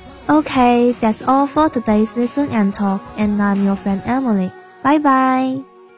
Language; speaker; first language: English; non-native, fluent; Chinese